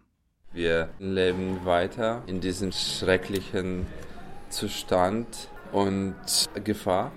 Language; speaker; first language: German; non-native, fluent; Ukrainian